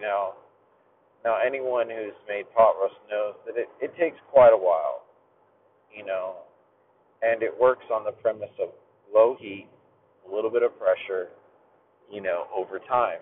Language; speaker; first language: English; native; English